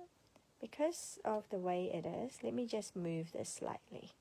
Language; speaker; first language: English; native; English